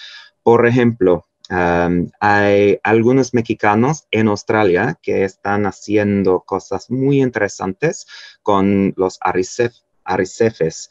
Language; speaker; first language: Spanish; non-native, fluent; English